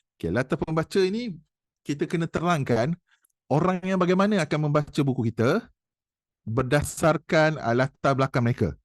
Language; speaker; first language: Malay; native; Malay